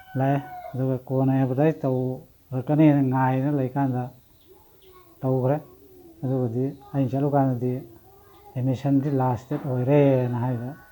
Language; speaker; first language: Manipuri; native; Manipuri